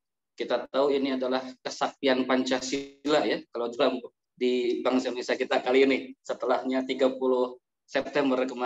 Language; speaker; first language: Indonesian; native; Indonesian